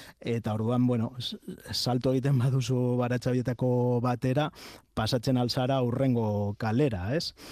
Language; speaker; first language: Basque; non-native, local second language; Spanish